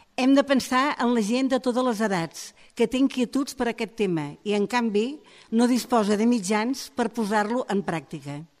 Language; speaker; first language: Catalan; native; Catalan